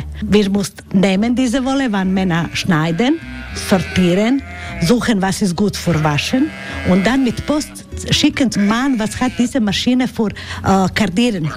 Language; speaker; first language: German; non-native, learner; Croatian